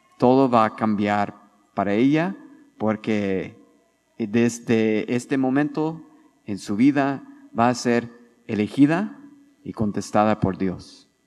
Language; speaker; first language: Spanish; non-native, fluent; English